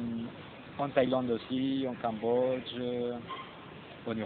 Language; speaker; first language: French; non-native, fluent; Spanish